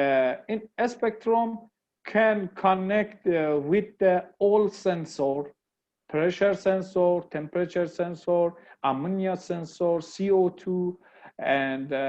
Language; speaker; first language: English; non-native, learner; Persian